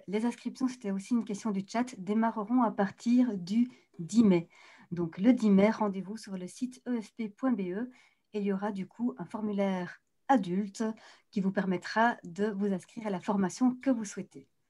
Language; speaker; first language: French; native; French